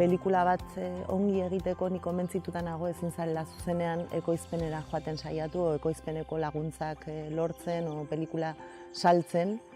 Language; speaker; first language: Basque; native; Basque